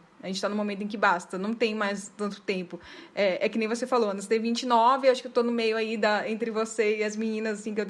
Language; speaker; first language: Portuguese; native; Portuguese